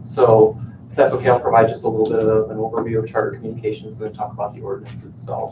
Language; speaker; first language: English; native; English